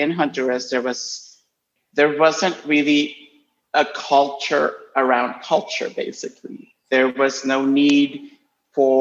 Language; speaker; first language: English; non-native, fluent; Spanish